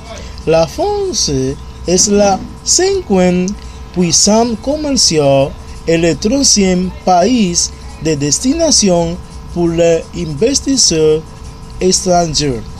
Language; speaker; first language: French; non-native, learner; Spanish